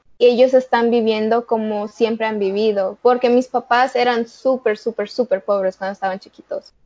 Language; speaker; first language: Spanish; early bilingual, heritage; Spanish